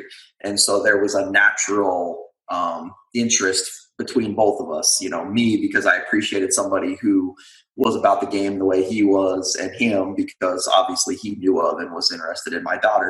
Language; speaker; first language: English; native; English